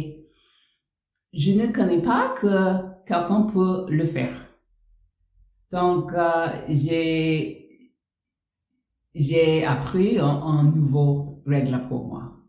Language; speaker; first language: French; non-native, learner; English